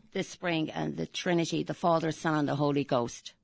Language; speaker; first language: English; native; English